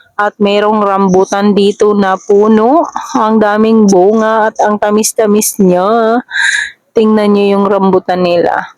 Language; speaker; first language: Filipino; non-native, local second language; Cebuano